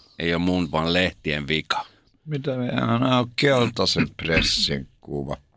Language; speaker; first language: Finnish; native; Finnish